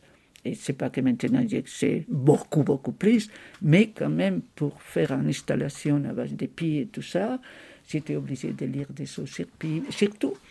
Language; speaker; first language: French; non-native, fluent; Spanish